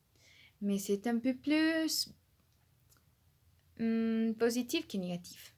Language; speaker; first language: French; non-native, learner; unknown